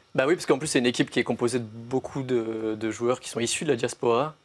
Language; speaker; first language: French; native; French